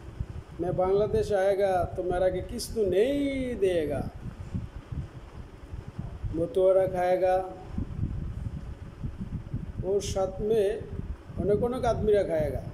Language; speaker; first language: Hindi; non-native, learner; Bangla